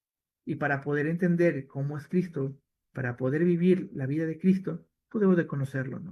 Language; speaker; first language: Spanish; native; Spanish